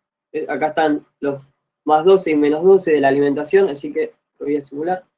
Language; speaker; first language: Spanish; native; Spanish